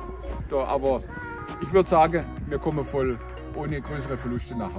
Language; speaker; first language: German; native; German